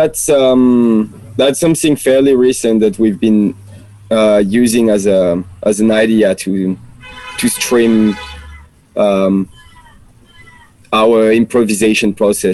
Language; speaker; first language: English; non-native, fluent; French